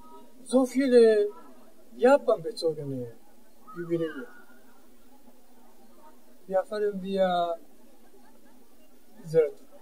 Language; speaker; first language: German; non-native, fluent; Japanese